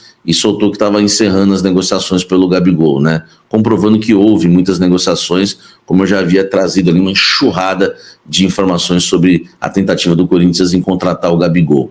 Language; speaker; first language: Portuguese; native; Portuguese